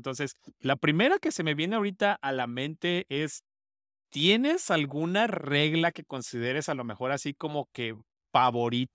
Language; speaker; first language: Spanish; native; Spanish